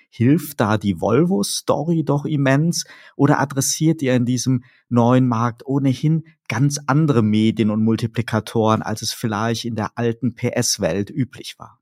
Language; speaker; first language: German; native; German